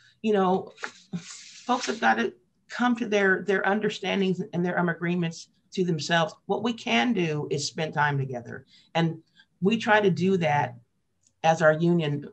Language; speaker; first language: English; native; English